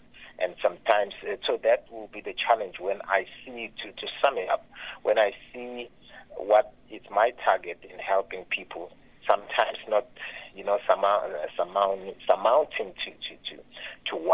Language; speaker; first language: English; non-native, local second language; Tsonga